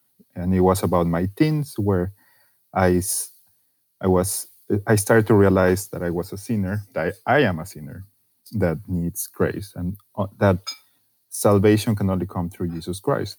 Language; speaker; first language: English; non-native, fluent; Spanish